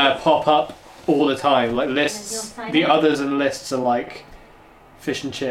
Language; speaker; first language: English; native; English